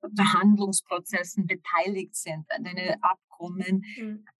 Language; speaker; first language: German; non-native, fluent; English